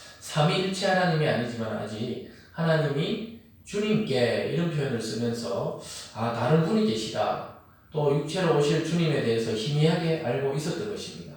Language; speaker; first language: Korean; native; Korean